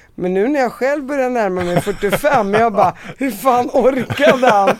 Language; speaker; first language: Swedish; early bilingual, other home language; Arabic